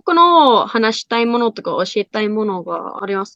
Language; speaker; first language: Japanese; non-native, learner; English